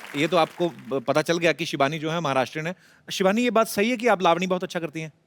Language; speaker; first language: Hindi; non-native, local second language; Punjabi